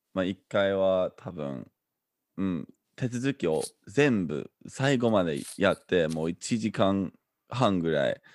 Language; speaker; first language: Japanese; non-native, fluent; English